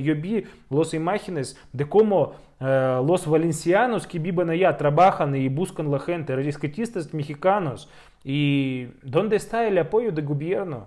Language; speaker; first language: Spanish; non-native, fluent; Russian